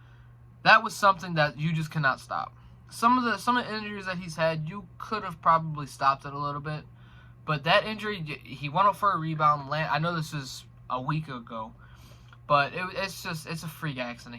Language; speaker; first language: English; native; English